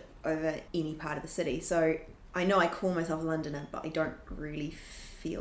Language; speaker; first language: English; native; English